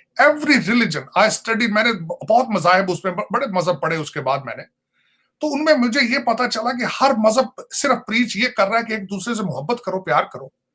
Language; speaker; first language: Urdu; non-native, local second language; Punjabi